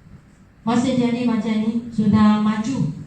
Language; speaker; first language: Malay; non-native, local second language; Chinese